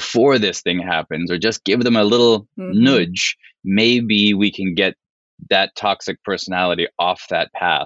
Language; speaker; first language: English; native; English